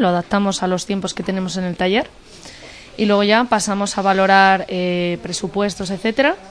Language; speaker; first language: Spanish; native; Spanish